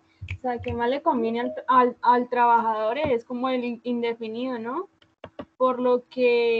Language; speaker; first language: Spanish; native; Spanish